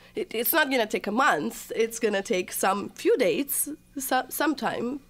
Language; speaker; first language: English; non-native, fluent; Russian